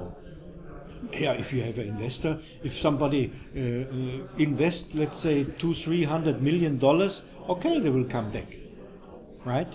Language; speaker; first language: English; non-native, fluent; German